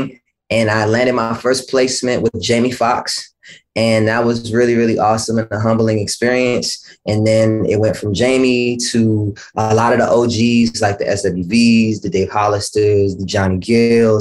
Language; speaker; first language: English; native; English